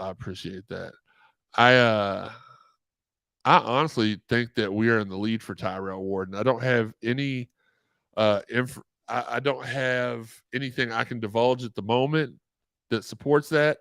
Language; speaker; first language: English; native; English